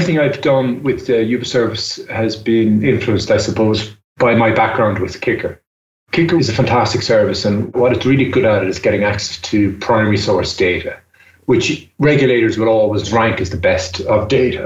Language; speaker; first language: English; native; English